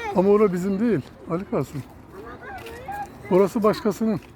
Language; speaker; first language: Turkish; native; Turkish